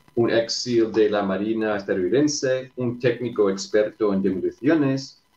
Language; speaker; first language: Spanish; non-native, fluent; English